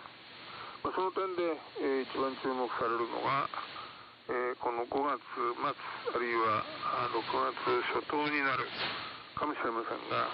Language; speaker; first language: Japanese; native; Japanese